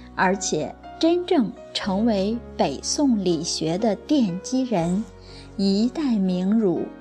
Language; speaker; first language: Chinese; non-native, local second language; Cantonese